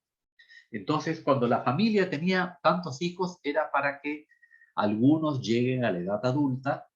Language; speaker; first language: Spanish; native; Spanish